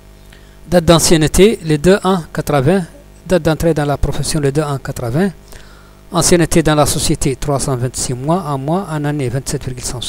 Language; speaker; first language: French; non-native, local second language; Arabic